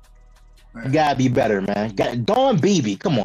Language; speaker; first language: English; native; English